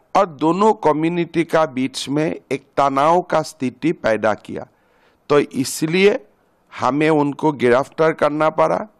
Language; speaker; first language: Hindi; non-native, local second language; Assamese